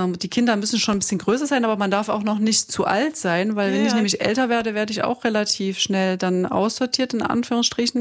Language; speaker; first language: German; native; German